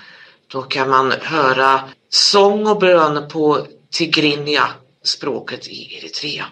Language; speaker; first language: Swedish; native; Swedish